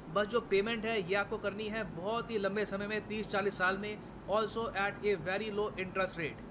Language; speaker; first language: Hindi; native; Hindi